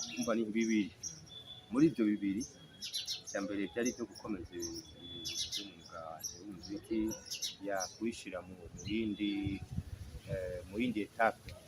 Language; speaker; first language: Rundi; early bilingual, heritage; Rundi